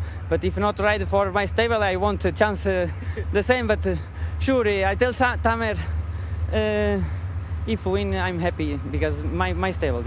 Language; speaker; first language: English; non-native, learner; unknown